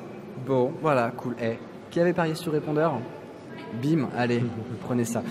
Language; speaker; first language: French; native; French